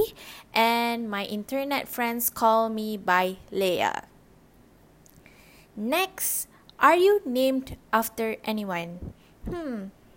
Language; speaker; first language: English; non-native, local second language; Malay